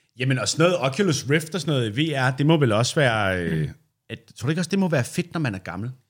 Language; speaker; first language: Danish; native; Danish